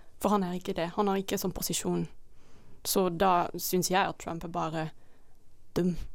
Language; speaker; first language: Norwegian; non-native, fluent; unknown